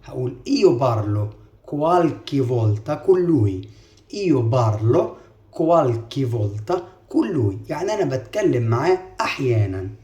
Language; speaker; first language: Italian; non-native, fluent; Arabic